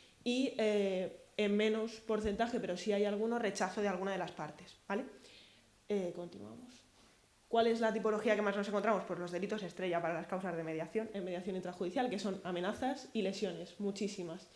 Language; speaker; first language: Spanish; native; Spanish